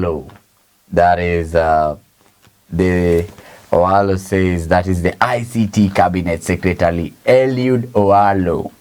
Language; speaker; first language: English; non-native, local second language; Swahili